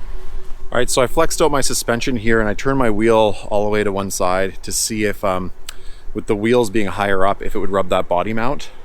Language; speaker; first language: English; native; English